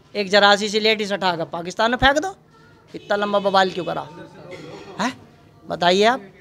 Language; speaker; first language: Hindi; native; Hindi